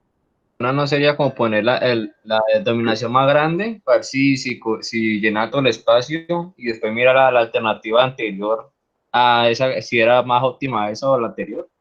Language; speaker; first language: Spanish; native; Spanish